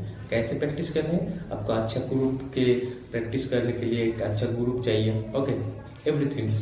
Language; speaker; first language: Hindi; non-native, local second language; Bangla